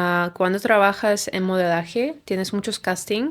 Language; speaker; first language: Spanish; non-native, fluent; Russian